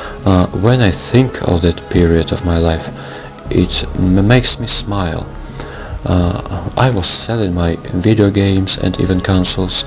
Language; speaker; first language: English; non-native, fluent; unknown